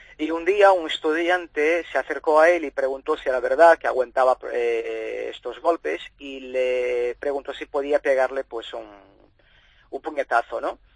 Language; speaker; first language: Spanish; early bilingual, heritage; Spanish